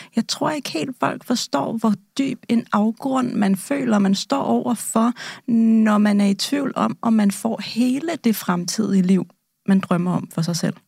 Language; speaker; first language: Danish; native; Danish